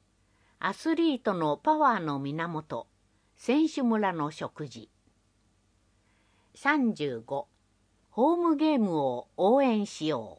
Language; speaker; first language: Japanese; native; Japanese